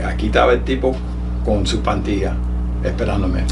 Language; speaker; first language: Spanish; early bilingual, heritage; Spanish